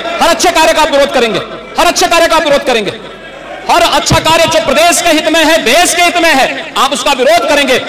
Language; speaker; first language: Hindi; native; Hindi